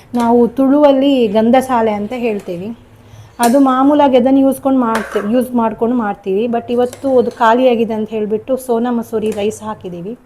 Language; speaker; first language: Kannada; non-native, local second language; Tulu